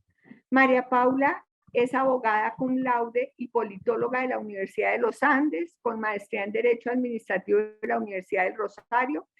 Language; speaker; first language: Spanish; native; Spanish